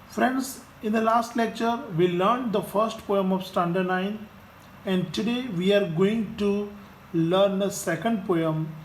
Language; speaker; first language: English; non-native, local second language; Gujarati